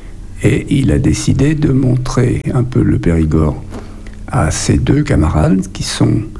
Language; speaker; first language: French; native; French